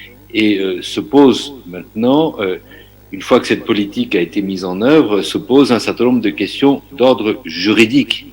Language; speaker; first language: French; native; French